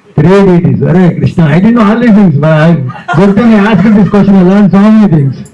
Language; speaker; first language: English; non-native, local second language; Telugu